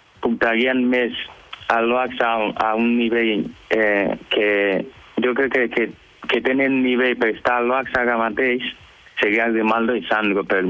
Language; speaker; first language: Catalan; early bilingual, other home language; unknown